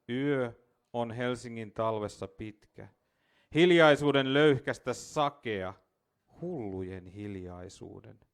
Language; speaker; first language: Finnish; native; Finnish